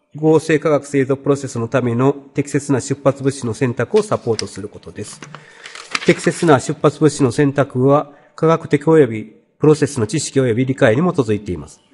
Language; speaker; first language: Japanese; native; Japanese